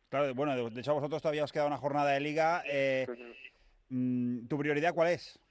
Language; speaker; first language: Spanish; non-native, local second language; Catalan